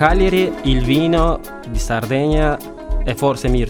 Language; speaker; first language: Italian; non-native, learner; Turkish